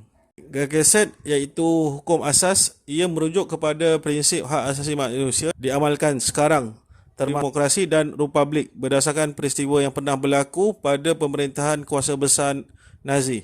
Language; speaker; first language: Malay; native; Malay